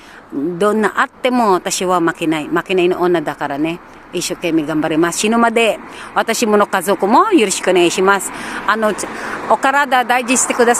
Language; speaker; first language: Japanese; non-native, learner; Filipino